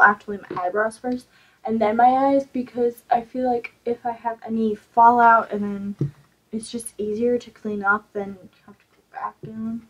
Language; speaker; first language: English; native; English